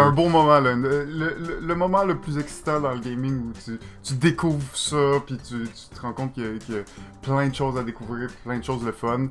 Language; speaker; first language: French; native; French